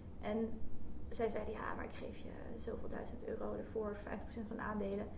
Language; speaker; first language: Dutch; native; Dutch